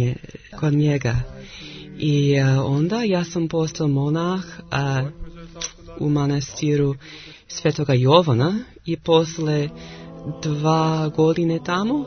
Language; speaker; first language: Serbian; non-native, learner; English